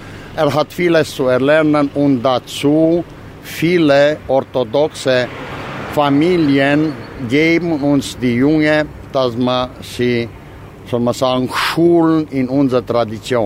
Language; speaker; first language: German; non-native, local second language; Romanian